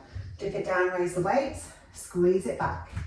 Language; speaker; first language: English; native; English